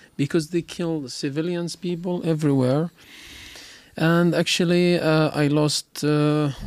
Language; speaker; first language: English; non-native, learner; Arabic